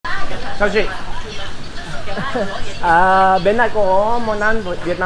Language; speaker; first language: Vietnamese; non-native, learner; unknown